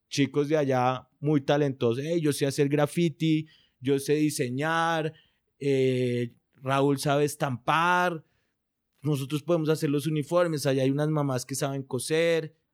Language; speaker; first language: Spanish; native; Spanish